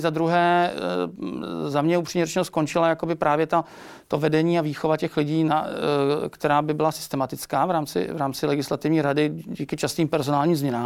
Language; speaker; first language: Czech; native; Czech